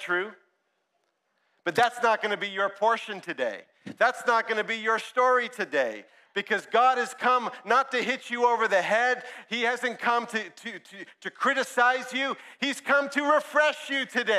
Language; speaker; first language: English; native; English